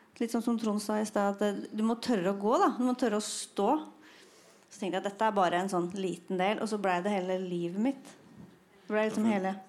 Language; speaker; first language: Norwegian; native; Norwegian